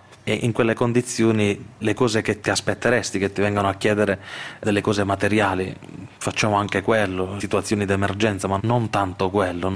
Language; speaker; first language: Italian; native; Italian